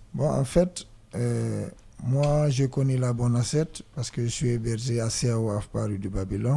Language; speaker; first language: French; non-native, learner; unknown